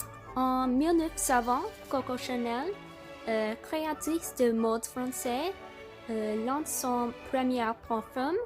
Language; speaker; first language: French; non-native, learner; English